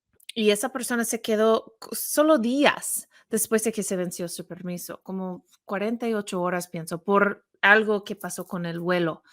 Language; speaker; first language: Spanish; non-native, fluent; English